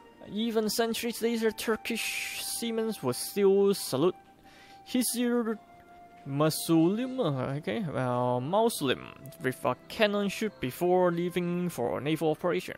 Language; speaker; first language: English; non-native, local second language; Cantonese